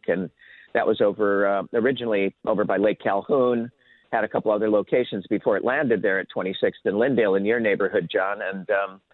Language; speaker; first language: English; native; English